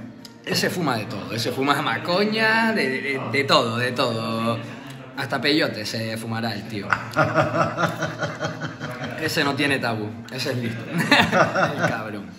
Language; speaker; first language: Spanish; native; Spanish